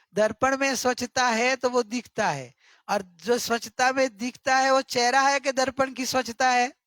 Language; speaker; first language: Hindi; non-native, local second language; Gujarati